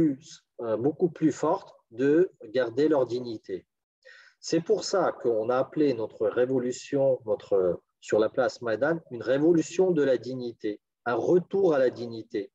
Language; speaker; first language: French; non-native, fluent; Ukrainian